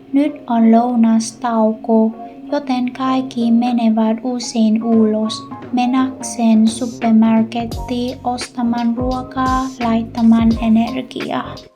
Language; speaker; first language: Finnish; non-native, learner; Vietnamese